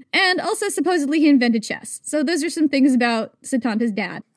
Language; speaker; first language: English; native; English